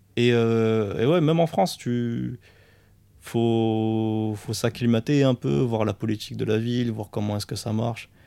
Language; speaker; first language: French; early bilingual, other home language; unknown